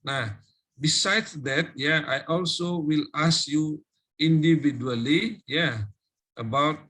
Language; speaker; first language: English; non-native, fluent; Indonesian